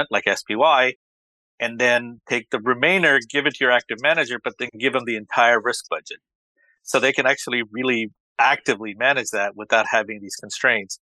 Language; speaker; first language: English; native; English